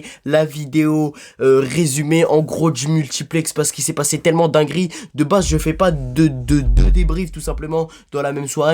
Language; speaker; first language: French; native; French